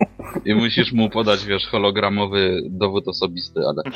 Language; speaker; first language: Polish; native; Polish